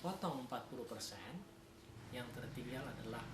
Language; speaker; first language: Malay; native; Malay